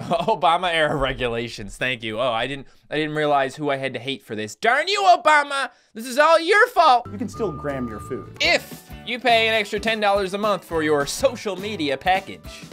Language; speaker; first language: English; native; English